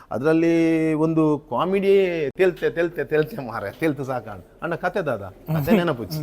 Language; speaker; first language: Kannada; native; Kannada